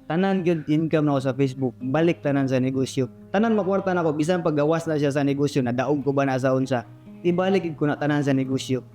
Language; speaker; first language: Cebuano; native; Cebuano